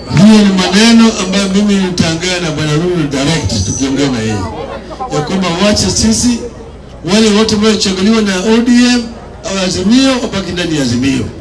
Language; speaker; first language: Swahili; non-native, local second language; Gusii